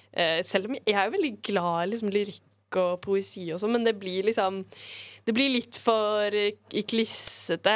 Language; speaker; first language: Norwegian; native; Norwegian